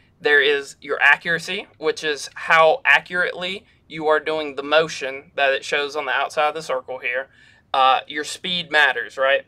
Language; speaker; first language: English; native; English